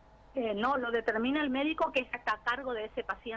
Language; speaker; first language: Spanish; native; Spanish